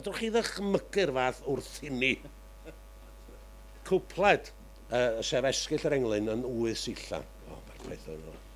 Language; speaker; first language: Welsh; native; Welsh